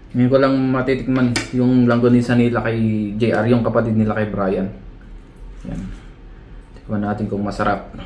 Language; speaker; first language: Filipino; native; Filipino